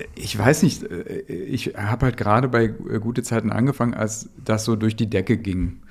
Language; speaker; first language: German; native; German